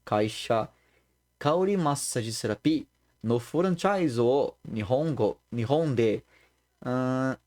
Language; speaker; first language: Japanese; non-native, learner; Portuguese